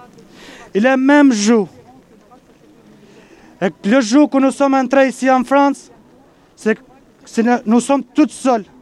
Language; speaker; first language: French; non-native, learner; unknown